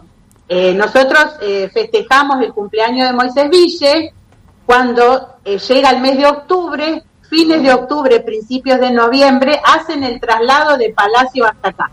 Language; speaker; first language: Spanish; native; Spanish